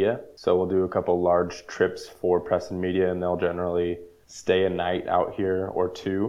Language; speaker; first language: English; native; English